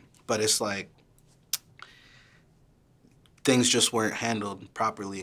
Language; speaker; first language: English; early bilingual, other home language; Haitian Creole